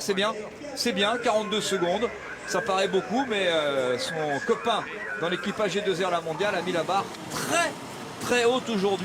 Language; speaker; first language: French; native; French